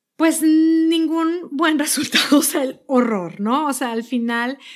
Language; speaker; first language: Spanish; native; Spanish